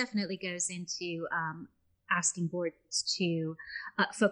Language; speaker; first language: English; native; English